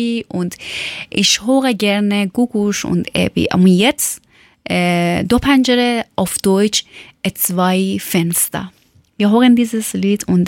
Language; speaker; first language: German; non-native, learner; Persian